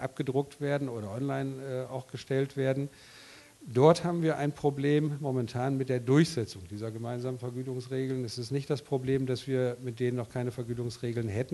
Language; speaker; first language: German; native; German